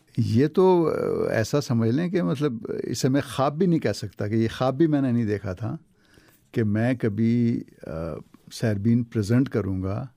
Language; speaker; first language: Urdu; non-native, local second language; Pashto